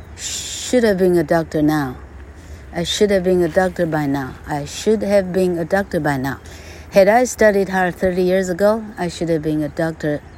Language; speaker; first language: English; non-native, fluent; Chinese